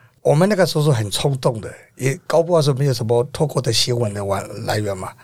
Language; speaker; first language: Chinese; non-native, fluent; Burmese